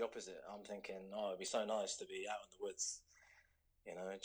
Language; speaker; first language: English; native; English